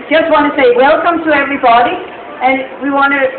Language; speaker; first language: English; non-native, fluent; Danish